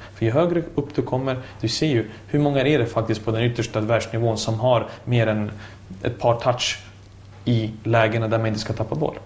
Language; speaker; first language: Swedish; early bilingual, other home language; Serbian